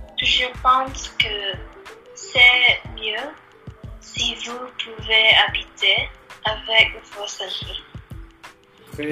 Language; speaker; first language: French; non-native, learner; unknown